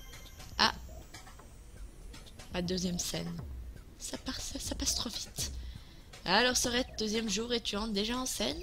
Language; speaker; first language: French; native; French